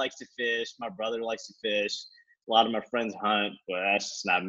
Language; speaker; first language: English; native; English